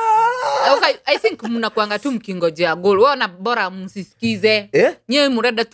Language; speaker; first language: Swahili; non-native, local second language; Kikuyu